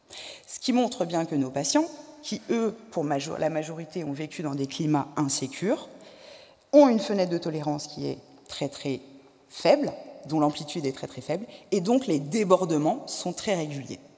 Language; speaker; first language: French; native; French